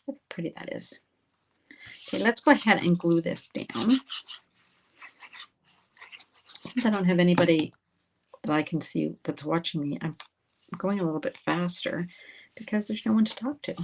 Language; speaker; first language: English; native; English